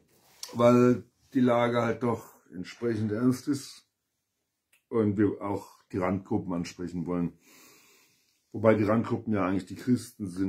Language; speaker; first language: German; native; German